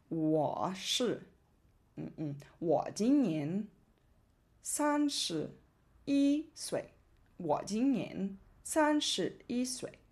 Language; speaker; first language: Chinese; non-native, learner; Portuguese